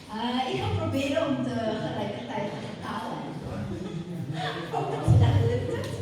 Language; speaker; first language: Dutch; non-native, fluent; Indonesian